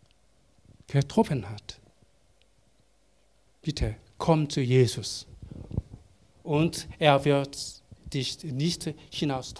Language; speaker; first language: German; non-native, learner; Korean